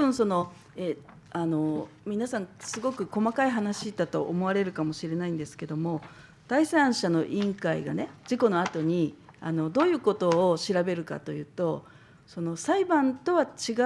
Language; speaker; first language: Japanese; native; Japanese